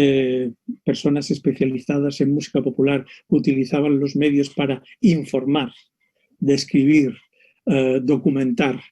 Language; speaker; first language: Spanish; native; Spanish